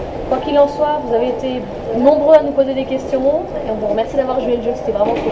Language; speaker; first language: French; native; French